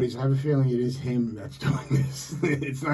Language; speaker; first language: English; native; English